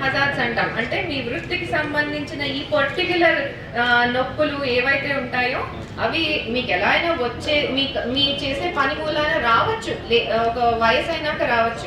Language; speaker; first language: Telugu; native; Telugu